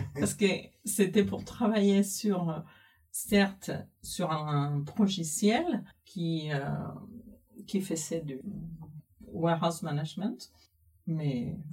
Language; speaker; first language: French; non-native, fluent; Spanish